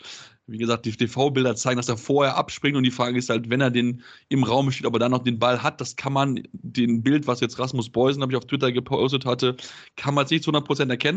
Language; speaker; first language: German; native; German